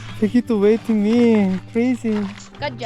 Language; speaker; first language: English; non-native, learner; Korean